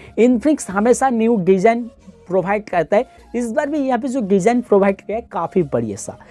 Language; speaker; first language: Hindi; non-native, local second language; Bangla